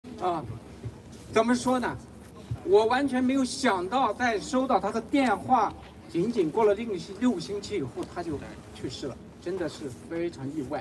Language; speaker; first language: Chinese; native; Chinese